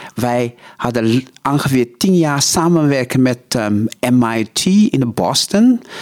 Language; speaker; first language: Dutch; non-native, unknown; Chinese